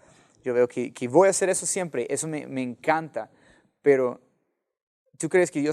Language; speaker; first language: Spanish; non-native, fluent; English